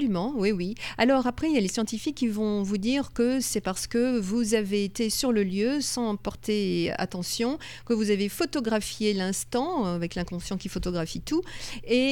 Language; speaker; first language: French; native; French